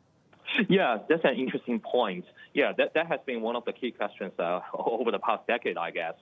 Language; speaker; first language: English; non-native, fluent; Chinese